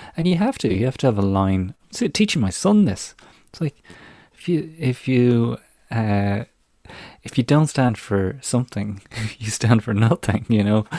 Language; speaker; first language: English; native; English